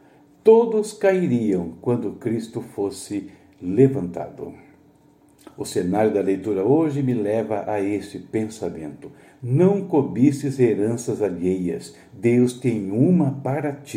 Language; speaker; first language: Portuguese; native; Portuguese